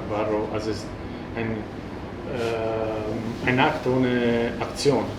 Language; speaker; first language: German; non-native, fluent; Italian